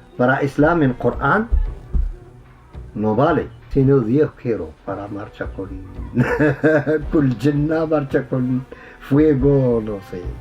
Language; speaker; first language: Spanish; non-native, learner; Arabic